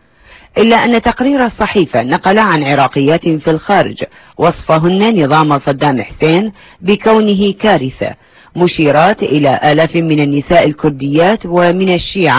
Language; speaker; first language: Arabic; native; Arabic